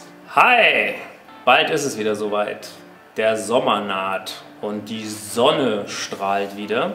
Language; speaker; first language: German; native; German